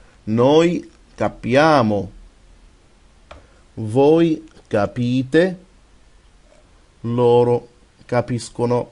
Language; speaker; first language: Italian; non-native, fluent; Arabic